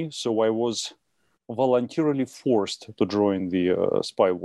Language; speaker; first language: English; non-native, fluent; Russian